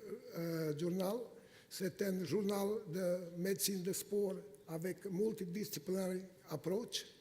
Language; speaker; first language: French; non-native, fluent; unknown